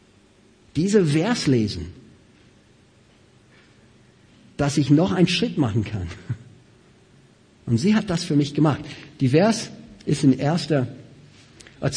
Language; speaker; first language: German; non-native, fluent; English